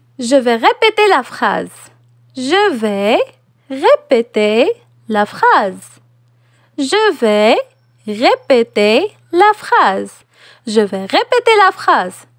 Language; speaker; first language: French; non-native, local second language; Arabic